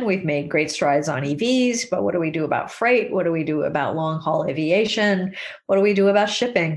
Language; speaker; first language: English; native; English